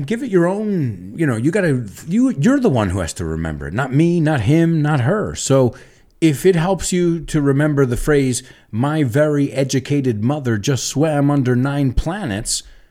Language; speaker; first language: English; native; English